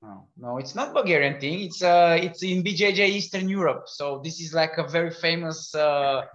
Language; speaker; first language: English; non-native, fluent; Bulgarian